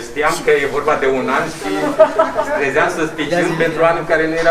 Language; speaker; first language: Romanian; native; Romanian